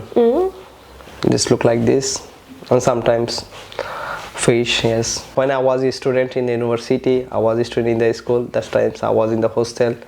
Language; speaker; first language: English; non-native, local second language; Bangla